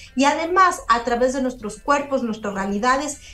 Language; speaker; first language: Spanish; native; Spanish